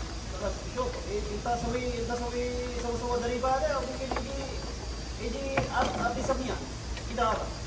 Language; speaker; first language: Arabic; non-native, learner; Filipino